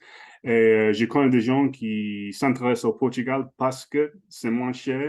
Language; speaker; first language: French; non-native, fluent; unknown